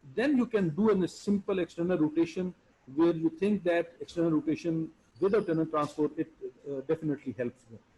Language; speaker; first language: English; non-native, local second language; Urdu